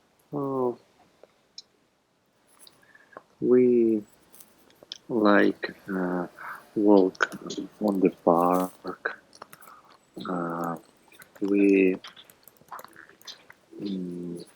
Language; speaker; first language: English; non-native, learner; Russian